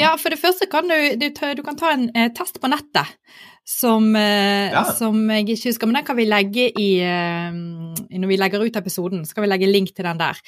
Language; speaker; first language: Norwegian; native; Norwegian